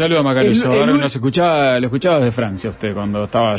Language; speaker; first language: Spanish; native; Spanish